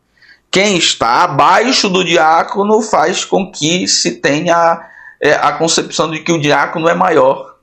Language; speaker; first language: Portuguese; native; Portuguese